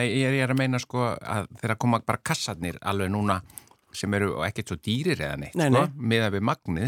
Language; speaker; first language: Icelandic; native; Icelandic